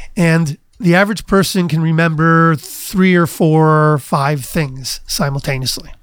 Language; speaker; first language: English; native; English